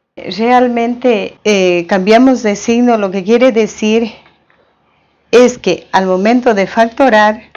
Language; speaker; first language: Spanish; native; Spanish